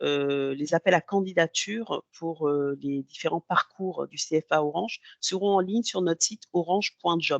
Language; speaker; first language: French; native; French